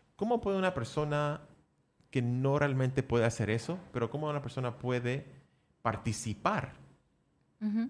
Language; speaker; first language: Spanish; early bilingual, heritage; Spanish